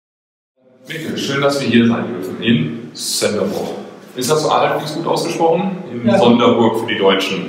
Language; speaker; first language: German; native; German